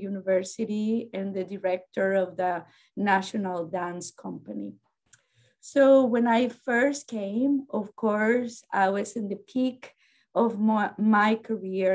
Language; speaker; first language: English; non-native, fluent; Spanish